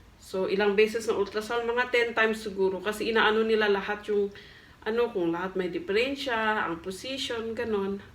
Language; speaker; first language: Filipino; non-native, local second language; Cebuano